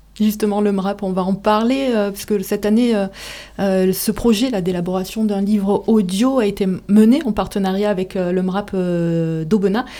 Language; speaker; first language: French; native; French